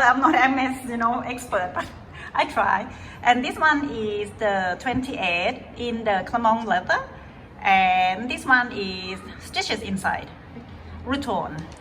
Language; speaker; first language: English; non-native, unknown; Thai